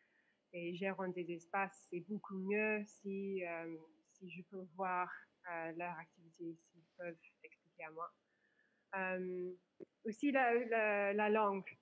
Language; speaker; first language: French; non-native, fluent; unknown